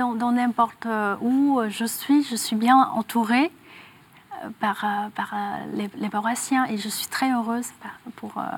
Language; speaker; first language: French; non-native, fluent; Vietnamese